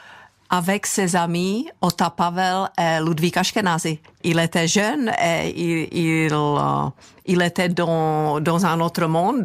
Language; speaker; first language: French; non-native, fluent; Czech